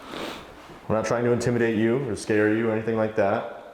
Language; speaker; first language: English; native; English